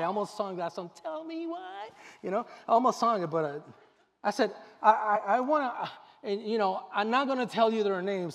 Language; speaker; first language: English; non-native, local second language; Spanish